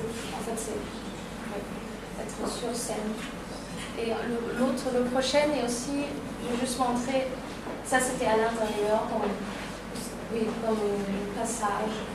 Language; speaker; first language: French; non-native, fluent; German